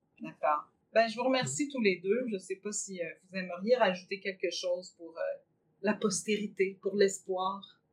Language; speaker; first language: French; native; French